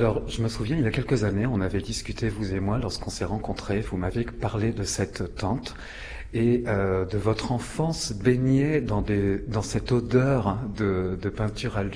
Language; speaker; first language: French; native; French